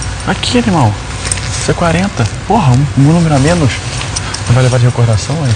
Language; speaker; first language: Portuguese; native; Portuguese